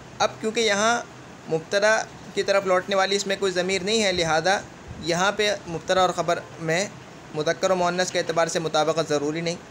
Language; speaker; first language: Urdu; native; Urdu